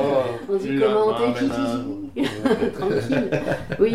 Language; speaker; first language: French; native; French